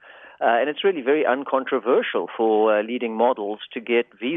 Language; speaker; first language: English; native; English